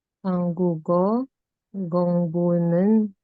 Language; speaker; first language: Korean; non-native, learner; Indonesian